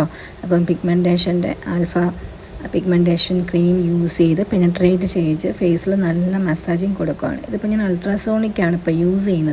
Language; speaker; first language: Malayalam; native; Malayalam